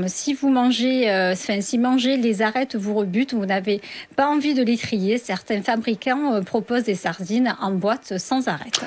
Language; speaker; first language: French; native; French